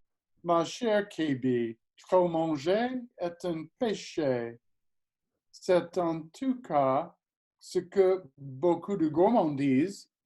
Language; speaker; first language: French; non-native, learner; English